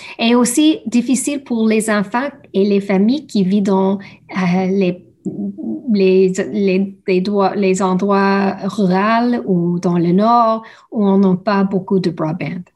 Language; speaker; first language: French; non-native, learner; English